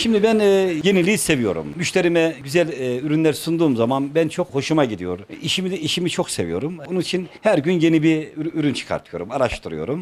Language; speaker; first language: Turkish; native; Turkish